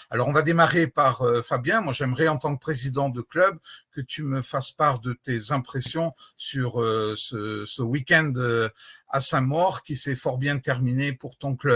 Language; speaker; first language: French; native; French